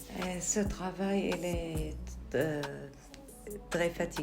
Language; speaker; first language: French; non-native, learner; Arabic